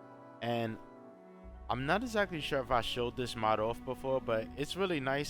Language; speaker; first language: English; native; English